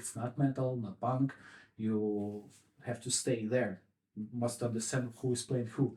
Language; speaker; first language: English; non-native, fluent; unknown